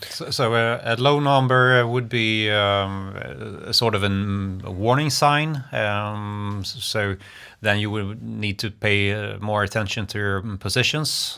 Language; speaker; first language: English; non-native, fluent; Swedish